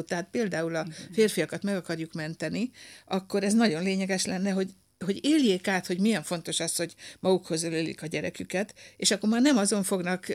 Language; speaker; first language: Hungarian; native; Hungarian